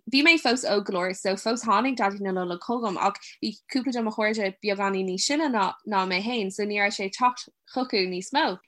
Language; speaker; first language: Irish; non-native, local second language; English